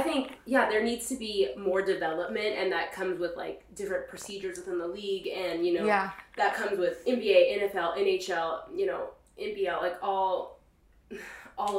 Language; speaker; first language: English; native; English